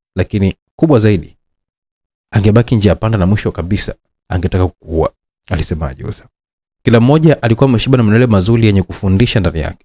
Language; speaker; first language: Swahili; native; Swahili